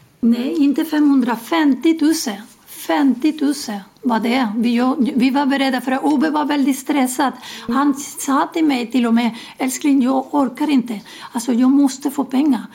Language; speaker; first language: Swedish; non-native, fluent; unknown